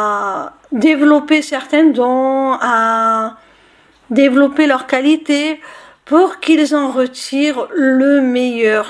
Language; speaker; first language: French; native; French